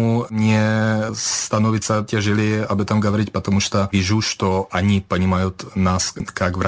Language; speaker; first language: Russian; non-native, fluent; Czech